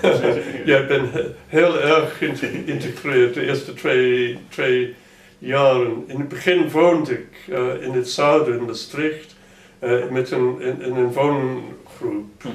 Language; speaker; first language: Dutch; non-native, fluent; English